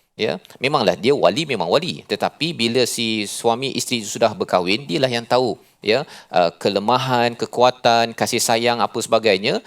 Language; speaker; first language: Malay; native; Malay